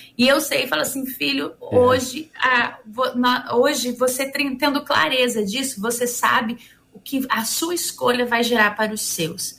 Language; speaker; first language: Portuguese; native; Portuguese